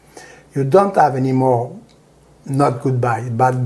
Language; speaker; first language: English; non-native, learner; French